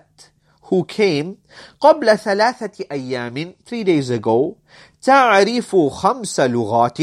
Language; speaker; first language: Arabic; non-native, fluent; English